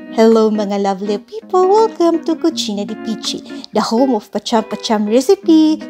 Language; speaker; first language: Filipino; non-native, local second language; Cebuano